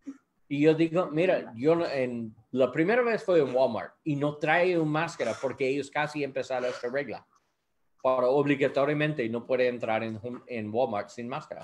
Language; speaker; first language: Spanish; non-native, learner; English